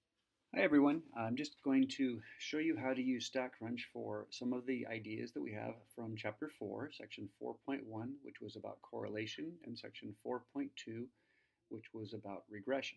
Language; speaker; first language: English; native; English